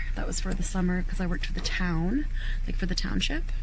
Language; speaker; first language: English; native; English